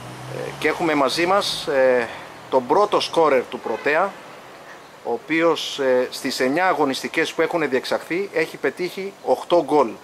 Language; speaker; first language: Greek; native; Greek